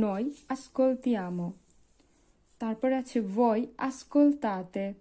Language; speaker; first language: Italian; non-native, fluent; Bangla